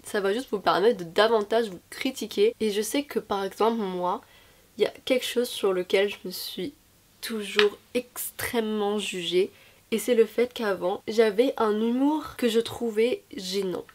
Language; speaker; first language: French; native; French